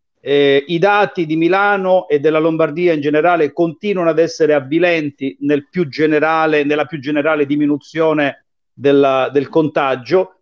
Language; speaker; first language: Italian; native; Italian